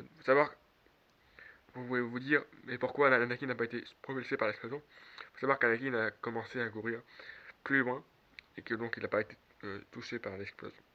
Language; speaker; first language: French; native; French